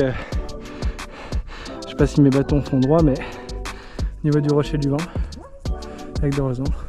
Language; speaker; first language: French; native; French